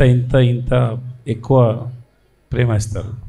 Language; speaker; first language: Telugu; non-native, learner; Tamil